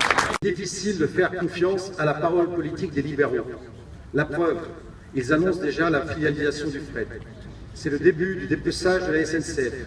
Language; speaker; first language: French; native; French